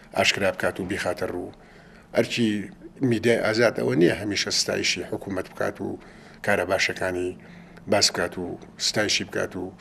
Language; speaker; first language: Central Kurdish; native; Central Kurdish